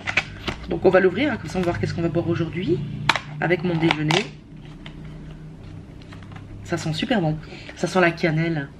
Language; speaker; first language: French; native; French